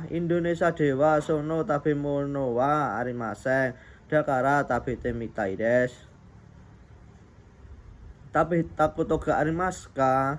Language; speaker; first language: Japanese; non-native, learner; Indonesian